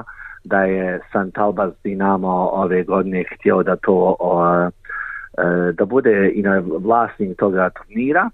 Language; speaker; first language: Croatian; early bilingual, heritage; Croatian